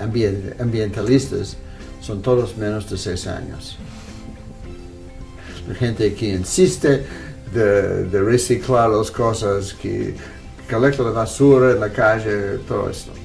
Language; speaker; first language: Spanish; non-native, fluent; English